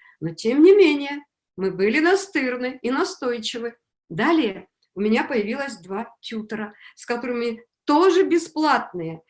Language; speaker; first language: Russian; native; Russian